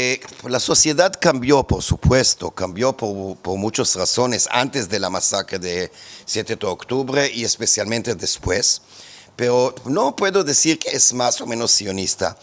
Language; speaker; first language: Spanish; non-native, fluent; Hebrew